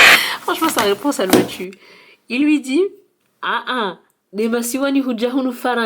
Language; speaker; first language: French; early bilingual, heritage; French